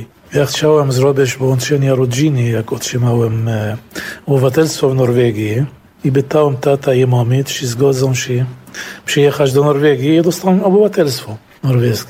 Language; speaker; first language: Polish; non-native, fluent; Arabic